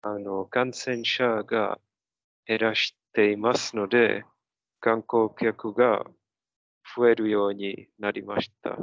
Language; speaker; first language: Japanese; non-native, learner; Czech